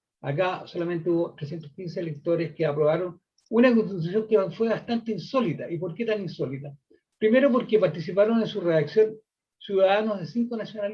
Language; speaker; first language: Spanish; native; Spanish